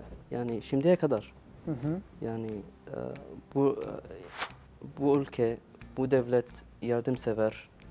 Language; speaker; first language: Turkish; non-native, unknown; Arabic